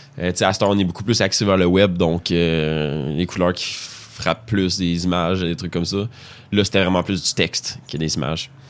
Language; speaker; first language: French; native; French